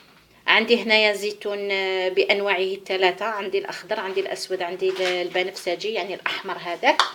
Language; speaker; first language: Arabic; native; Arabic